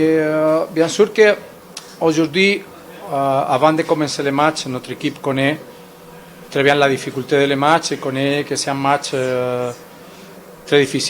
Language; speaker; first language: French; non-native, fluent; Spanish